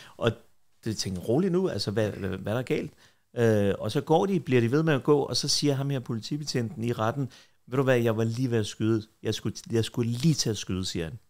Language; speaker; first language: Danish; early bilingual, other home language; Kurdish